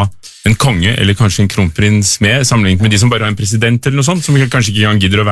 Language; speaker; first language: Norwegian; native; Norwegian